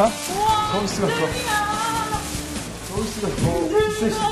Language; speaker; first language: Korean; native; Korean